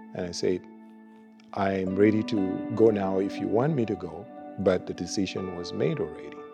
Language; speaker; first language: English; non-native, local second language; Luo (Kenya and Tanzania)